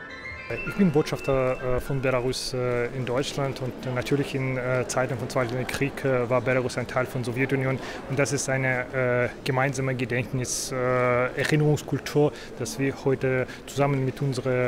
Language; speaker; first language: German; non-native, fluent; Belarusian